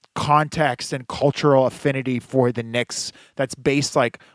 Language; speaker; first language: English; early bilingual, other home language; Hebrew